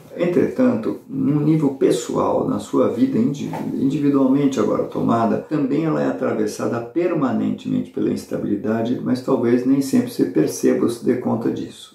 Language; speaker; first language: Portuguese; native; Portuguese